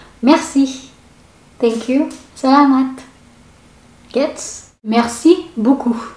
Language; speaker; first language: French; non-native, learner; Filipino